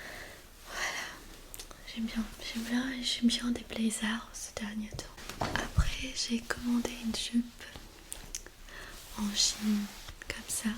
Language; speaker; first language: French; non-native, fluent; Armenian